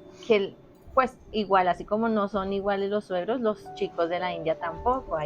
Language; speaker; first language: Spanish; native; Spanish